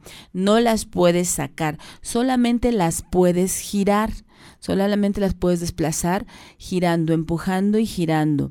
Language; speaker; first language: Spanish; native; Spanish